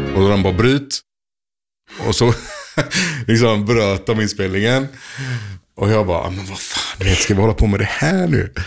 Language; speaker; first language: Swedish; early bilingual, other home language; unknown